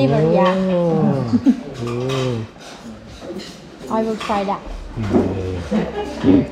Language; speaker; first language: English; non-native, learner; Turkish